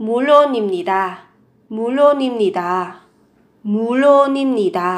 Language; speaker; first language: Korean; non-native, fluent; Vietnamese